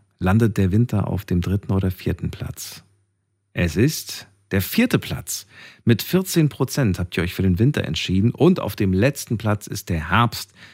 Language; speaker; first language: German; native; German